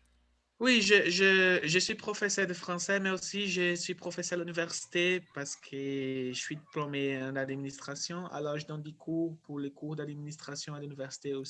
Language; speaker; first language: French; non-native, fluent; Portuguese